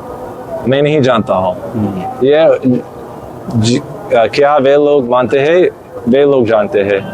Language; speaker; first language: Hindi; non-native, learner; English